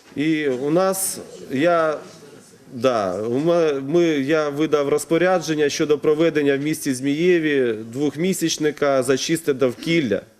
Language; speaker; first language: Ukrainian; non-native, local second language; Russian